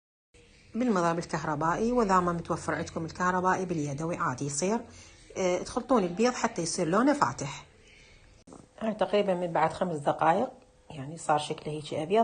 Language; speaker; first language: Arabic; native; Arabic